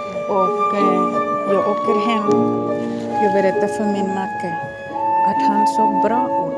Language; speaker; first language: Swedish; non-native, fluent; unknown